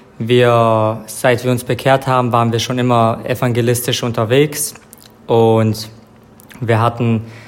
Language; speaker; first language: German; non-native, fluent; Serbian